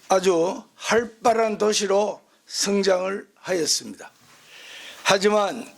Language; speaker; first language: Korean; native; Korean